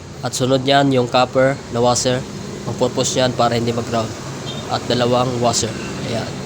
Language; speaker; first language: Filipino; non-native, local second language; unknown